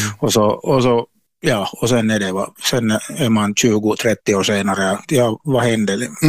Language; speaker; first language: Swedish; native; Swedish